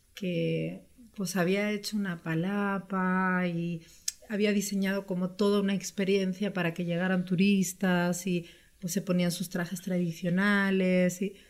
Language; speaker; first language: Spanish; native; Spanish